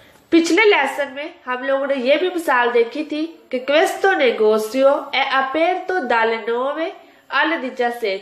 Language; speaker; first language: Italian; non-native, fluent; Urdu